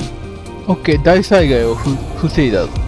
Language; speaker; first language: Japanese; native; Japanese